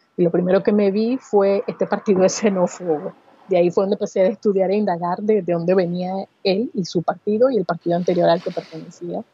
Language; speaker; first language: Spanish; native; Spanish